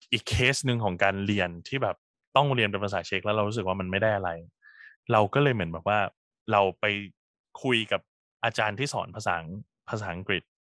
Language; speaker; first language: Thai; native; Thai